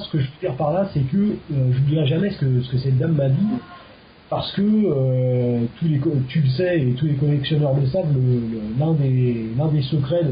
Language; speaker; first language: French; native; French